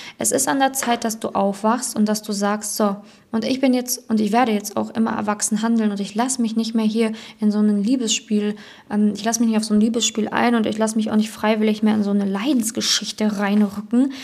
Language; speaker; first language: German; native; German